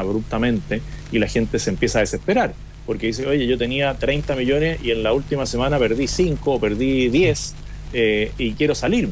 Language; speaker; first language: Spanish; native; Spanish